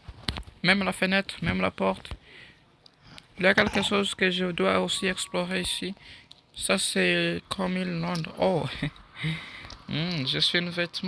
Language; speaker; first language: French; non-native, learner; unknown